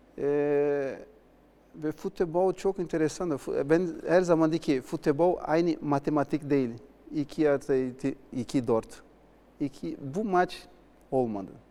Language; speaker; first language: Turkish; non-native, learner; Portuguese